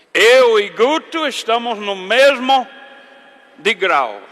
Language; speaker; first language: Portuguese; non-native, fluent; English